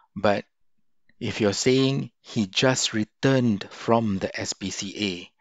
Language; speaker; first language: English; non-native, local second language; Malay